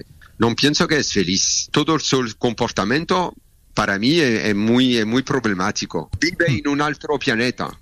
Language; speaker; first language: Spanish; non-native, learner; French